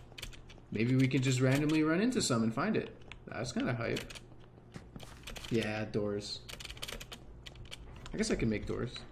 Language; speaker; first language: English; native; English